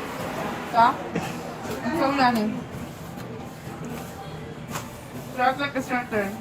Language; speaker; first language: English; non-native, local second language; Filipino